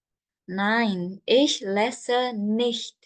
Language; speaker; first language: German; non-native, fluent; Indonesian